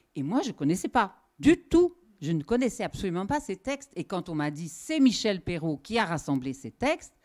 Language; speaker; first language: French; native; French